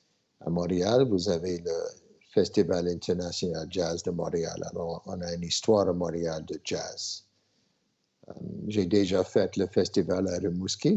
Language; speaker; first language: French; non-native, local second language; English